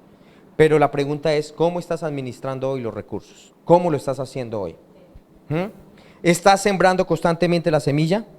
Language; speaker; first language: Spanish; native; Spanish